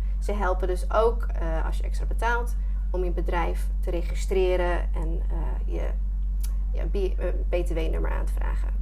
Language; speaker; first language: Dutch; non-native, fluent; English